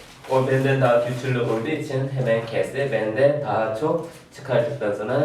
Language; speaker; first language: Turkish; non-native, fluent; Korean